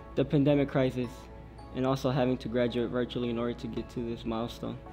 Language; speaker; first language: English; early bilingual, other home language; Spanish